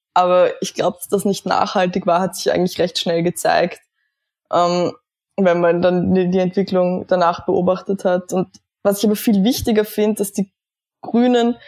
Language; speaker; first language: German; native; German